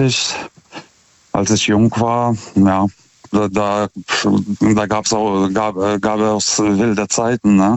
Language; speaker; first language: German; non-native, fluent; Lithuanian